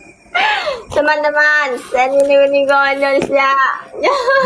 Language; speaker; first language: English; non-native, learner; Vietnamese